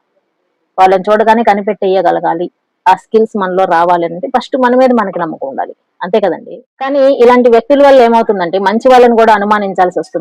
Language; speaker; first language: Telugu; native; Telugu